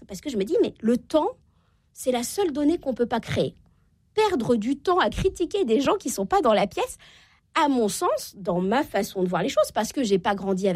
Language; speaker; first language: French; native; French